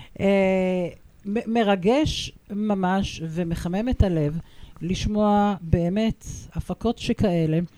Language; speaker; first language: Hebrew; native; Hebrew